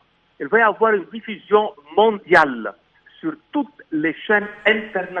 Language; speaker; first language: French; non-native, fluent; Arabic